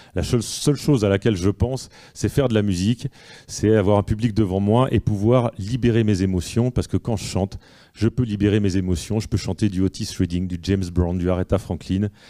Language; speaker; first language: French; native; French